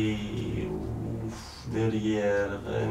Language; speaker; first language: French; non-native, learner; Polish